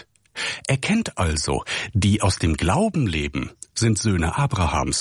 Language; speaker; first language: German; native; German